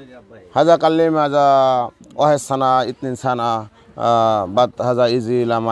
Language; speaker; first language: Arabic; non-native, learner; Bangla